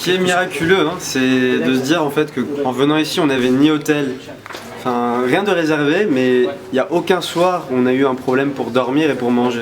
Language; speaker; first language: French; non-native, local second language; Gujarati